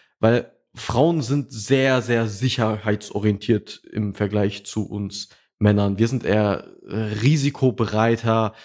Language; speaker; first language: German; early bilingual, other home language; Russian